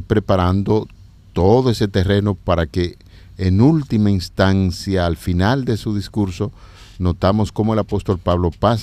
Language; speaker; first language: Spanish; native; Spanish